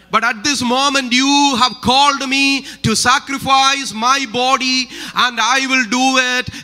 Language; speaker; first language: English; non-native, local second language; Malayalam